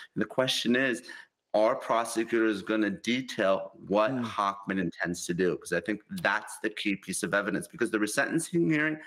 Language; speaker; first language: English; native; English